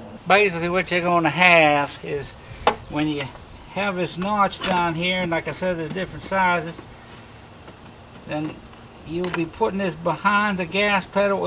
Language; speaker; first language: English; native; English